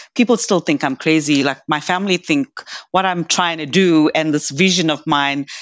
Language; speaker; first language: English; native; English